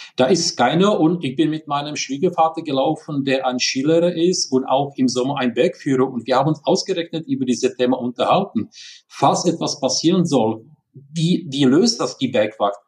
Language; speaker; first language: German; non-native, fluent; Czech